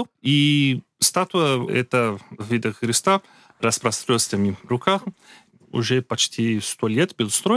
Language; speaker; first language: Russian; non-native, learner; Portuguese